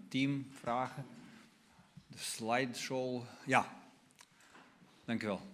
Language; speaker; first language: Dutch; non-native, learner; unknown